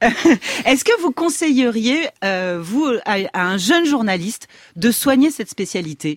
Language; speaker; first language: French; native; French